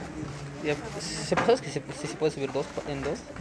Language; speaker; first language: Spanish; native; Spanish